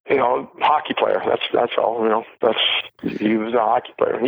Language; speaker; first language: English; native; English